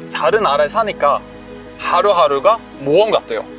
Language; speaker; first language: Korean; non-native, fluent; Swedish